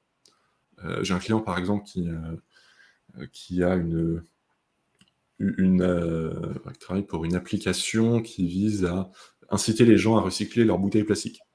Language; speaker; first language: French; native; French